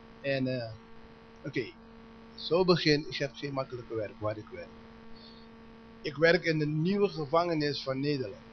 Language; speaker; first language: Dutch; non-native, learner; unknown